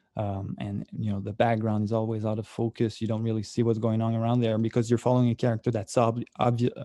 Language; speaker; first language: English; native; English